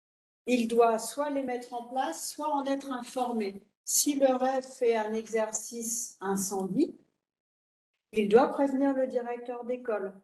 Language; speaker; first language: French; native; French